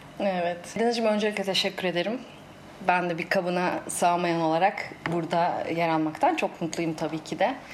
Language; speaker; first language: Turkish; native; Turkish